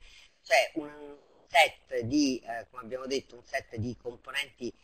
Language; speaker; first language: Italian; native; Italian